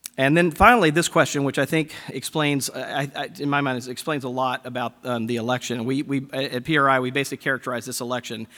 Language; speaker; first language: English; native; English